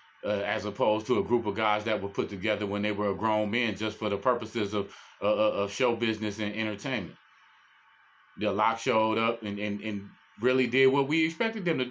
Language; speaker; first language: English; native; English